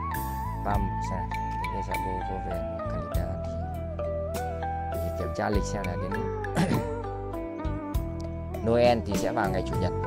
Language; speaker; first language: Portuguese; non-native, learner; Vietnamese